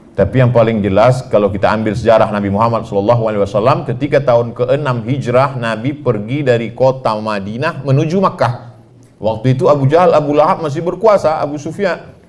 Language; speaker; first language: Indonesian; native; Indonesian